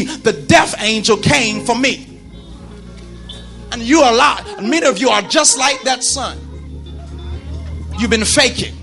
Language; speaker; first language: English; native; English